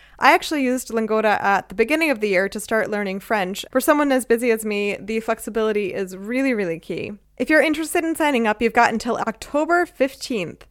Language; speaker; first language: English; native; English